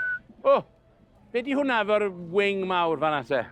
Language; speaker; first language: Welsh; native; Welsh